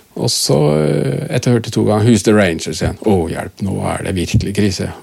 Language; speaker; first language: Norwegian; native; Norwegian